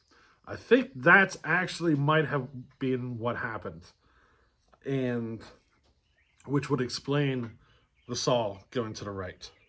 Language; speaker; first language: English; native; English